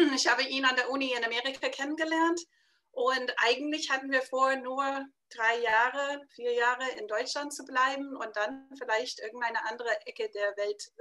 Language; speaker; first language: German; non-native, fluent; English